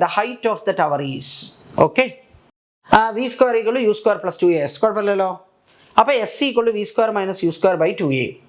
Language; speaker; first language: English; non-native, local second language; Malayalam